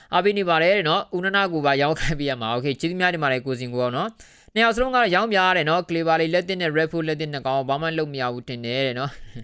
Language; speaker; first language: Burmese; native; Burmese